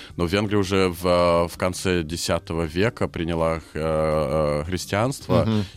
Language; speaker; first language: Russian; non-native, fluent; Hungarian